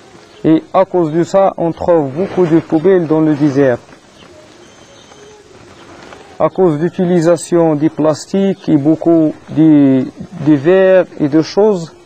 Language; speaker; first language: French; non-native, learner; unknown